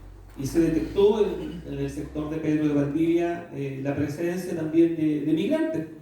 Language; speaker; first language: Spanish; native; Spanish